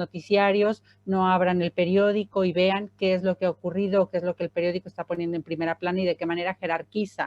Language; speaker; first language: Spanish; native; Spanish